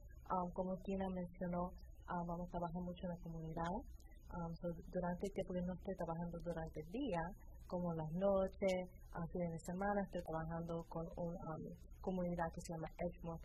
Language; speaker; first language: Spanish; early bilingual, heritage; Spanish